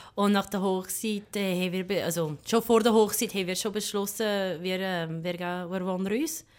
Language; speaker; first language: German; non-native, fluent; English